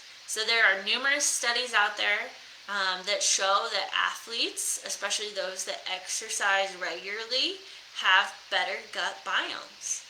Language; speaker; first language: English; native; English